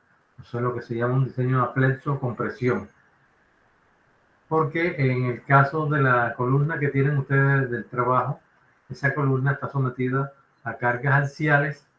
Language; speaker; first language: Spanish; native; Spanish